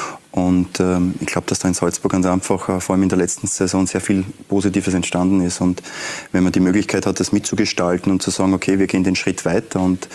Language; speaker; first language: German; native; German